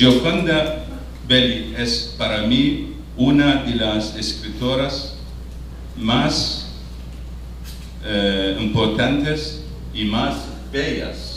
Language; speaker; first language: Spanish; non-native, fluent; Arabic